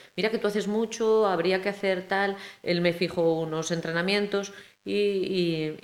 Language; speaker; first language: Spanish; native; Spanish